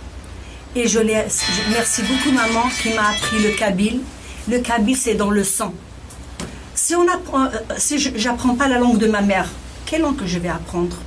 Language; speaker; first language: French; non-native, local second language; Kabyle